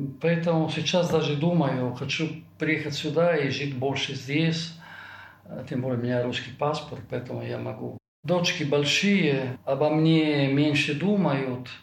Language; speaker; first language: Russian; non-native, fluent; Italian